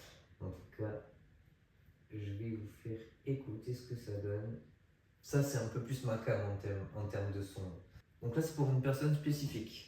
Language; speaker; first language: French; native; French